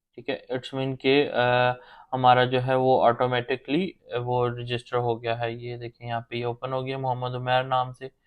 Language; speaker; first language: Urdu; non-native, local second language; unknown